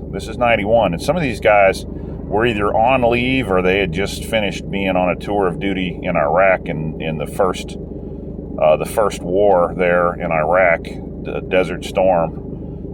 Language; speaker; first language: English; native; English